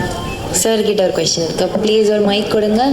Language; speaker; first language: Tamil; native; Tamil